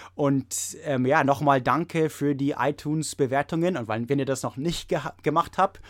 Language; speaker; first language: German; non-native, fluent; English